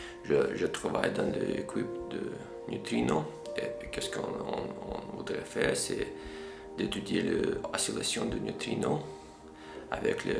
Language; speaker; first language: French; non-native, fluent; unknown